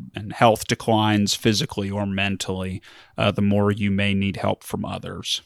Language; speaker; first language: English; early bilingual, other home language; German